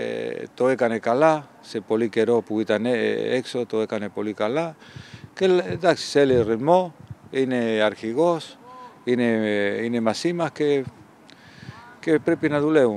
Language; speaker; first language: Greek; non-native, fluent; Spanish